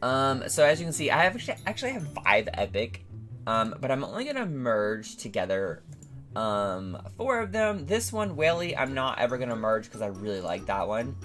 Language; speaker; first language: English; native; English